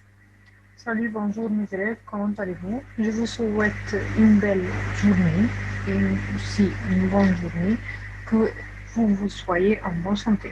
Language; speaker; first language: French; non-native, fluent; Arabic